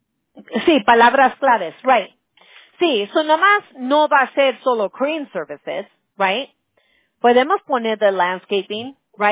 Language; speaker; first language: Spanish; early bilingual, heritage; Spanish